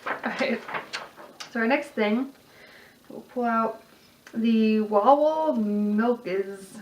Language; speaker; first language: English; native; English